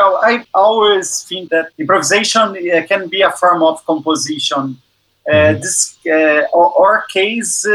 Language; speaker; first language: English; non-native, learner; Portuguese